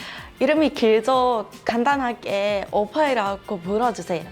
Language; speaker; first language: Korean; non-native, fluent; Thai